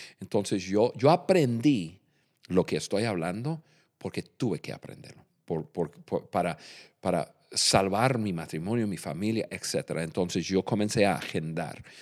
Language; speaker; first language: Spanish; non-native, fluent; English